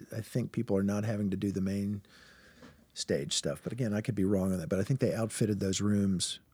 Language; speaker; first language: English; native; English